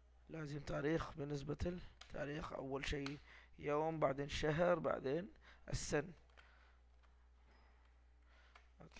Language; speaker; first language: Arabic; non-native, learner; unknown